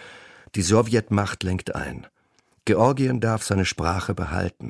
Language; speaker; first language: German; native; German